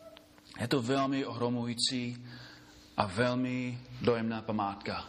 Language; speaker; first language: Czech; non-native, fluent; English